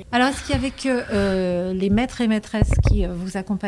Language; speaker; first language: French; native; French